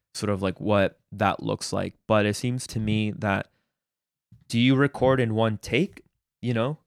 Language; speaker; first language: English; early bilingual, other home language; Spanish